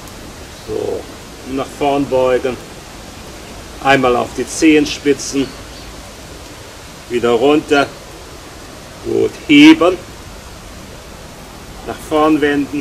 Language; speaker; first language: German; native; German